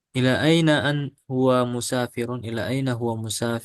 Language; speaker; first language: Arabic; non-native, fluent; Indonesian